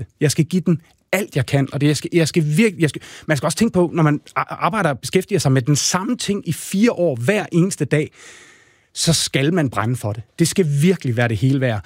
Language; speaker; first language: Danish; native; Danish